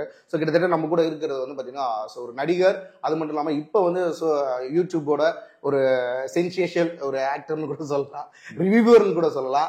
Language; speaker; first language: Tamil; native; Tamil